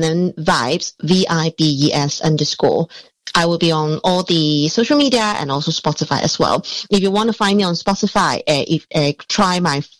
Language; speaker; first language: English; non-native, local second language; Cantonese